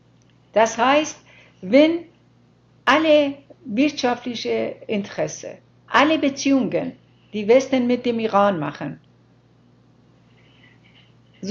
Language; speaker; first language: German; non-native, fluent; Persian